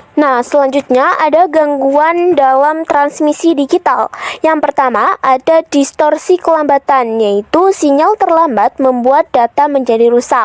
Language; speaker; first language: Indonesian; native; Indonesian